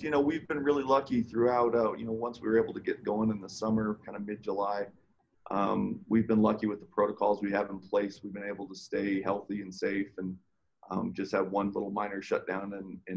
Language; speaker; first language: English; native; English